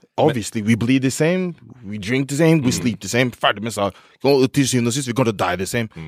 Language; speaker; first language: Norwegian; early bilingual, other home language; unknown